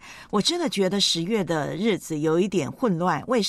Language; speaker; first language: Chinese; native; Chinese